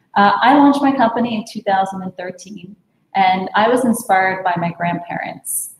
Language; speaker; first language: English; native; English